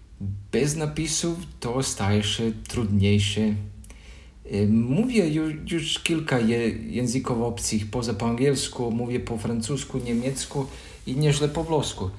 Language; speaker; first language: Polish; non-native, learner; Croatian